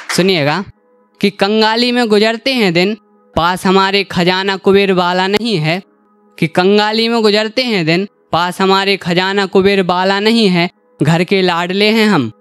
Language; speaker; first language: Hindi; native; Hindi